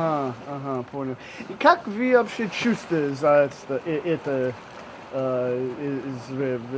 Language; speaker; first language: Russian; non-native, learner; English